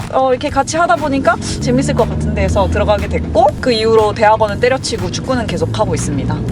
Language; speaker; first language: Korean; native; Korean